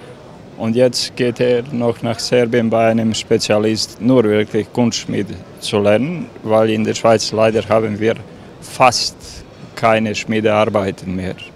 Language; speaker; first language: German; non-native, local second language; Serbian